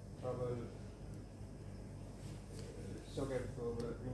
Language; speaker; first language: English; non-native, learner; Sinhala